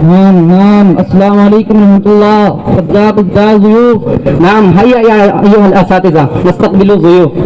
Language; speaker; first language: Arabic; non-native, learner; Urdu